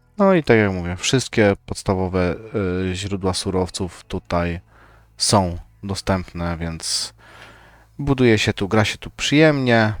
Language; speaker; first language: Polish; native; Polish